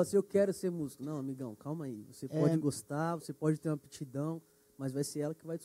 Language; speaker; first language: Portuguese; native; Portuguese